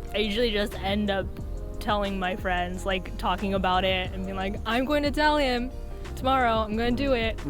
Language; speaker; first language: English; native; English